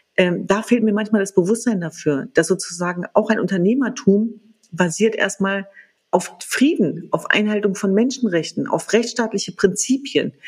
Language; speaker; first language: German; early bilingual, other home language; Kurdish